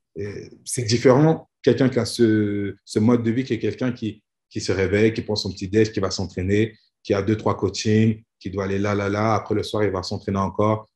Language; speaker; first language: French; native; French